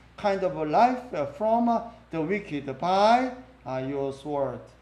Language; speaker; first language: English; non-native, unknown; Korean